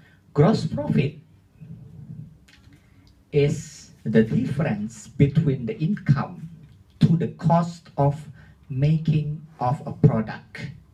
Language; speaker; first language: English; non-native, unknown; Indonesian